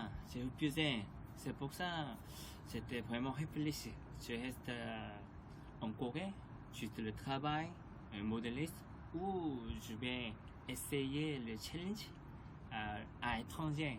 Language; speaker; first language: French; non-native, learner; Korean